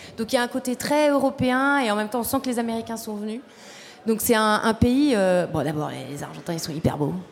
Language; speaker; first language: French; early bilingual, other home language; Spanish